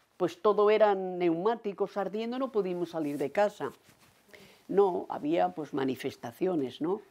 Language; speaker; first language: Spanish; native; Spanish